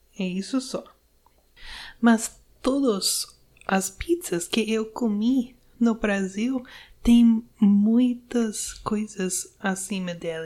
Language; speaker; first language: Portuguese; non-native, learner; English